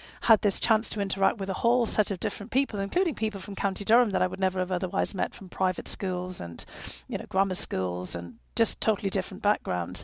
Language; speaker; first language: English; native; English